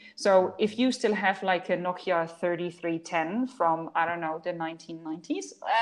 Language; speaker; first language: English; non-native, fluent; German